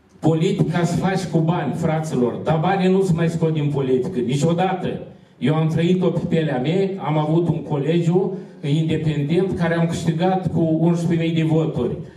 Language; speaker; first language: Romanian; native; Romanian